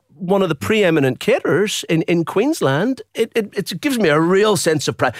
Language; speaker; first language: English; native; English